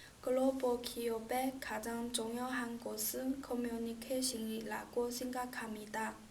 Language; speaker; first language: Korean; non-native, learner; Chinese